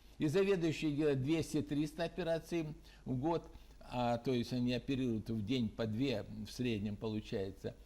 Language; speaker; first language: Russian; native; Russian